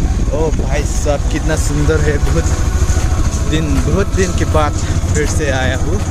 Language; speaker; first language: Hindi; non-native, local second language; Karbi